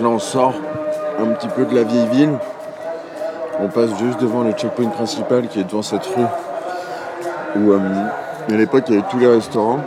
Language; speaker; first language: French; native; French